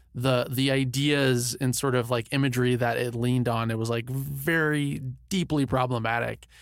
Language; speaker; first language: English; early bilingual, other home language; Ganda